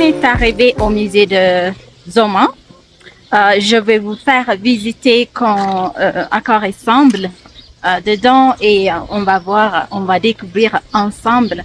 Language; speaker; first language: French; non-native, learner; Amharic